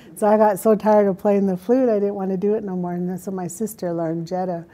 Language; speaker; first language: English; native; English